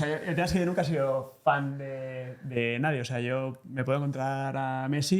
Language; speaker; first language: Spanish; native; Spanish